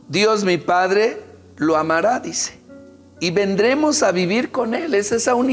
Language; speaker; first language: Spanish; native; Spanish